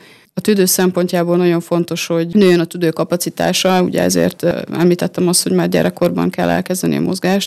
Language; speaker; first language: Hungarian; native; Hungarian